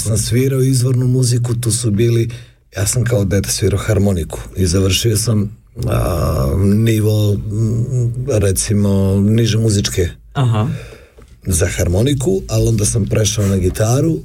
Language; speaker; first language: Serbian; native; Serbian